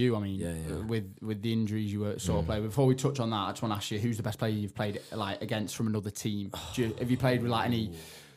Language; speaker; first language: English; native; English